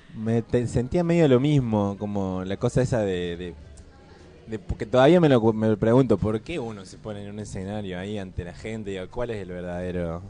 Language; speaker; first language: Spanish; native; Spanish